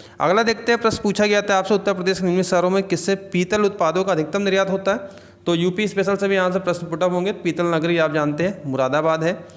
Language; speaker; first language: Hindi; native; Hindi